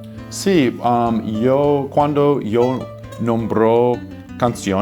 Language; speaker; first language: Spanish; non-native, learner; English